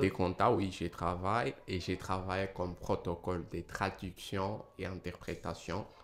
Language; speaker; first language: French; non-native, fluent; Portuguese